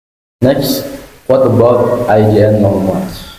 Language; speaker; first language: English; non-native, learner; Indonesian